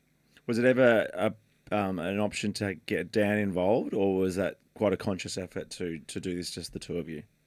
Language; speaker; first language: English; native; English